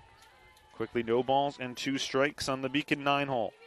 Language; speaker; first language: English; native; English